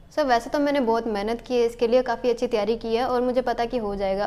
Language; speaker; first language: Hindi; native; Hindi